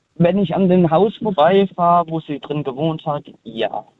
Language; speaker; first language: German; early bilingual, heritage; German